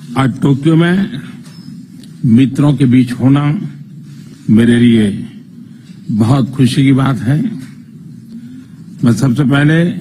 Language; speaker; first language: Hindi; non-native, local second language; Gujarati